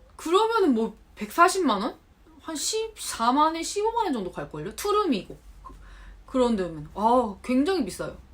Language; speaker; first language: Korean; native; Korean